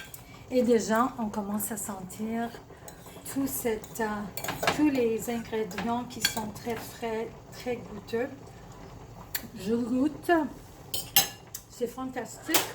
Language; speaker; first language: French; early bilingual, other home language; Italian